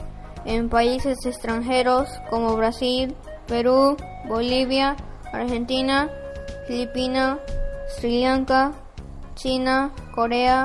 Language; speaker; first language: Spanish; early bilingual, heritage; Spanish